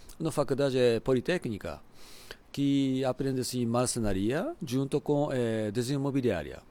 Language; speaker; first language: Portuguese; non-native, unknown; Japanese